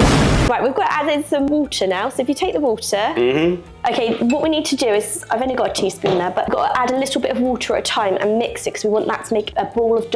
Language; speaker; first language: English; native; English